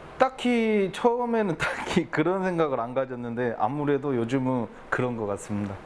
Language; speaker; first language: Korean; native; Korean